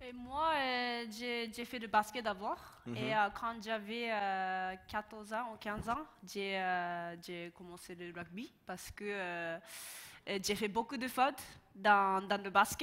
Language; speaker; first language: French; non-native, learner; Japanese